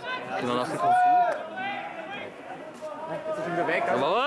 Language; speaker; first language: German; native; German